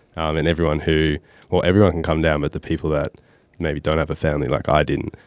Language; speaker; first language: English; native; English